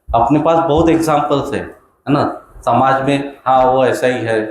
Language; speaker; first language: Hindi; non-native, local second language; Marathi